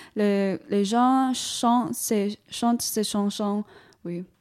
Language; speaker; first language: French; non-native, learner; Cantonese